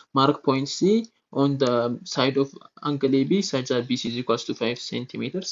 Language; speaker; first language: English; non-native, local second language; Amharic